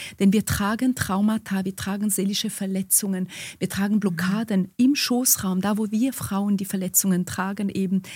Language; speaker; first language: German; early bilingual, other home language; Romanian